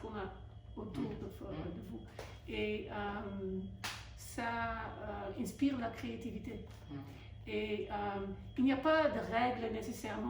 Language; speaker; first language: French; non-native, fluent; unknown